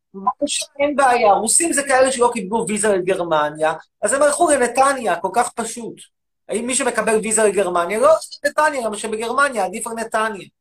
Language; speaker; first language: Hebrew; native; Hebrew